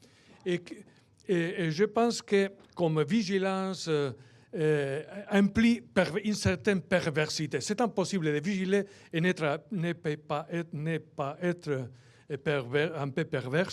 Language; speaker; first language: French; non-native, fluent; Spanish